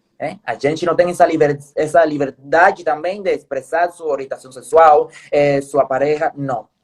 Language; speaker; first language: Portuguese; non-native, fluent; Spanish